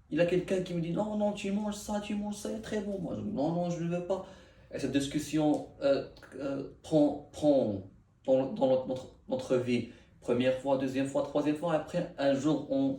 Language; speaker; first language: French; non-native, learner; Arabic